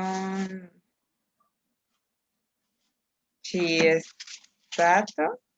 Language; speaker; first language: Italian; non-native, learner; Spanish